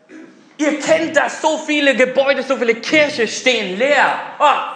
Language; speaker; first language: German; non-native, fluent; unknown